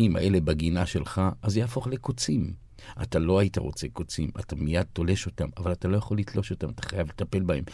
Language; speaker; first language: Hebrew; non-native, local second language; Arabic